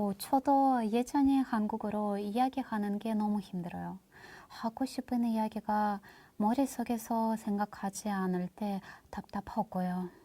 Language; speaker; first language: Korean; non-native, learner; Russian